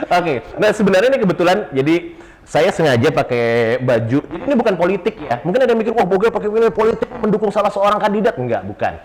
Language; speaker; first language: Indonesian; native; Indonesian